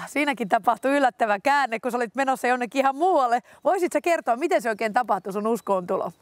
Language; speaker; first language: Finnish; native; Finnish